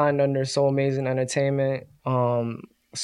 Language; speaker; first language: English; native; English